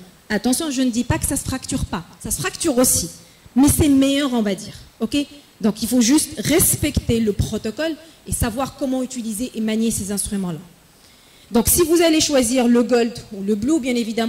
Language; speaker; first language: French; non-native, local second language; Arabic